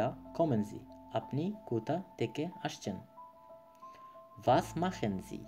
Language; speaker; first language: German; non-native, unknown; Bangla